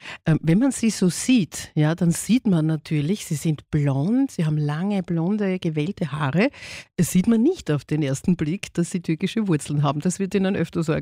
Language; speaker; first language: German; native; German